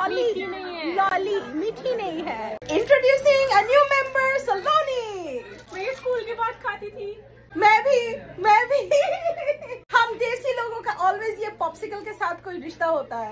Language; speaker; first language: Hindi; non-native, learner; Bangla